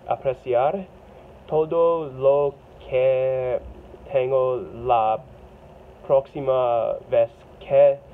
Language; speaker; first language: Spanish; non-native, learner; English